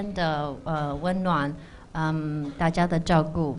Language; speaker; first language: Chinese; early bilingual, heritage; Chinese